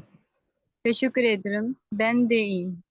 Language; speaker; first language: Turkish; non-native, learner; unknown